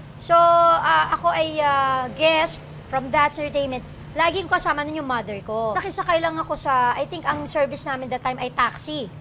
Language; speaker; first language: Filipino; native; Filipino